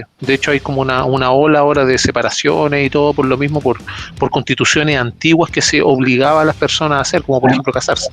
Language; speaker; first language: Spanish; native; Spanish